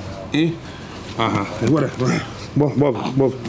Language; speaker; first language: Portuguese; non-native, learner; English